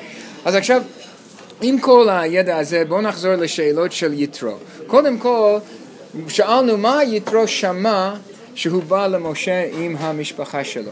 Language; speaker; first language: Hebrew; non-native, fluent; English